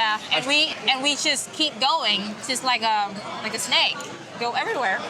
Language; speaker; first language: English; non-native, fluent; Vietnamese